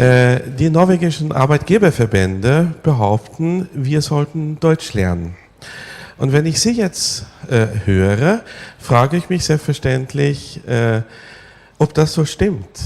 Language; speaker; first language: German; non-native, fluent; Norwegian